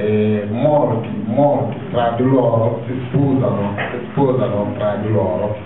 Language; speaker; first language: Italian; non-native, fluent; Wolof